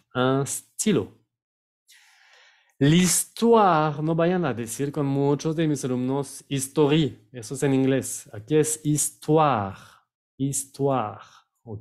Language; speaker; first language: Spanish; non-native, fluent; French